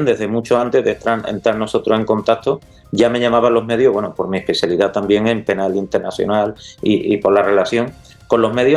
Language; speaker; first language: Spanish; native; Spanish